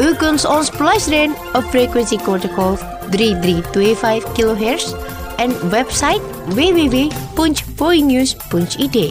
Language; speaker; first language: Dutch; non-native, fluent; Indonesian